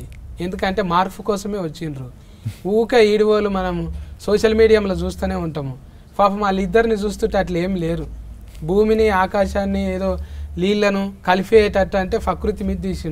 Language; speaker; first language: Telugu; native; Telugu